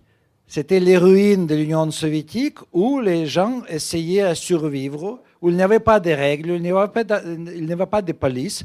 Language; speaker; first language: French; non-native, fluent; Russian